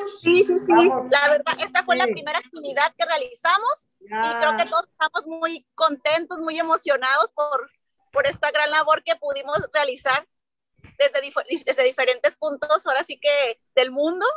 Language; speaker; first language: Spanish; native; Spanish